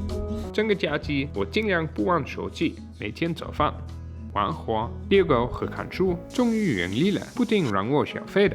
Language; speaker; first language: Chinese; native; Chinese